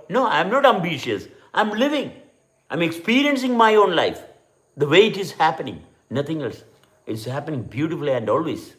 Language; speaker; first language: English; non-native, local second language; Malayalam